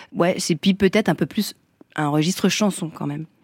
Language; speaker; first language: French; early bilingual, other home language; Vietnamese